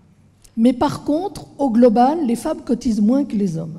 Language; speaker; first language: French; native; French